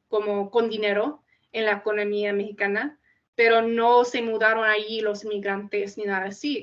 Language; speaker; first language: Spanish; non-native, fluent; English